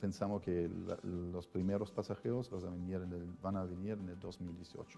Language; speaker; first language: Spanish; non-native, fluent; Italian